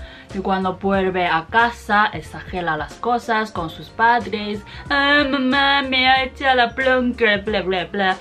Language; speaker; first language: Spanish; non-native, fluent; Chinese